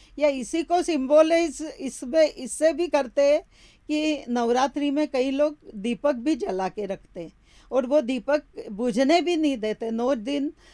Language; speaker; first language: Hindi; non-native, local second language; Marathi